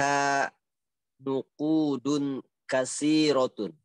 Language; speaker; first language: Arabic; non-native, learner; Indonesian